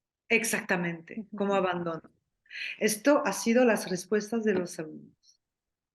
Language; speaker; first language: Spanish; non-native, fluent; French